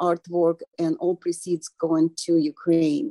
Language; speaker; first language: English; non-native, fluent; Ukrainian